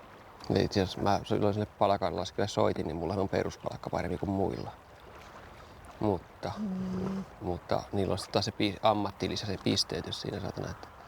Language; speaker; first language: Finnish; native; Finnish